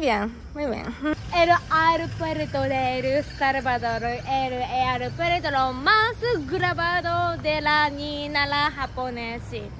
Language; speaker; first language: Spanish; non-native, learner; Japanese